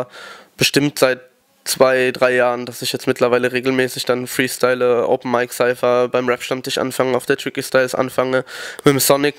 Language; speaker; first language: German; native; German